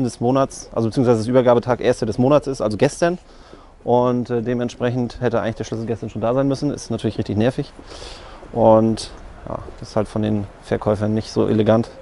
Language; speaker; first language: German; native; German